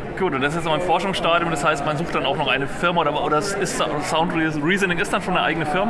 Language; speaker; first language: German; native; German